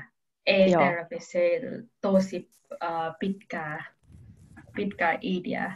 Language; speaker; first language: Finnish; non-native, learner; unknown